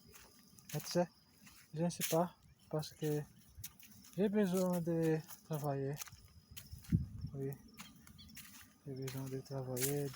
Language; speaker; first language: French; non-native, learner; Portuguese